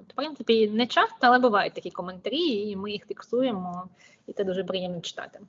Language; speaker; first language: Ukrainian; native; Ukrainian